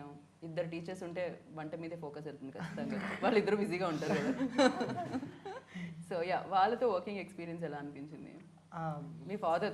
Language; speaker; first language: Telugu; native; Telugu